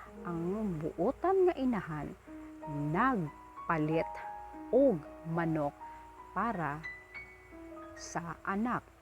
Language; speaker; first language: Cebuano; non-native, learner; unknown